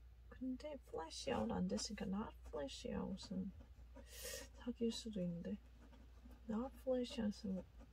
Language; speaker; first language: English; non-native, fluent; Korean